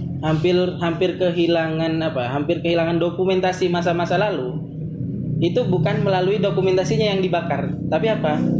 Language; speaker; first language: Indonesian; non-native, local second language; Madurese